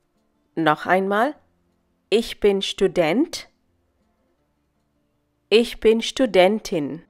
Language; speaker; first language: German; non-native, fluent; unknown